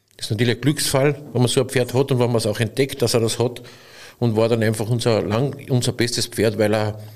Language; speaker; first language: German; native; German